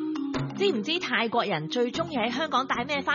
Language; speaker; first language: Cantonese; native; Cantonese